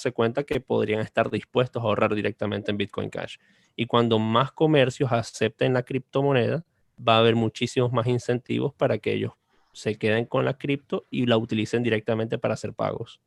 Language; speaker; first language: Spanish; native; Spanish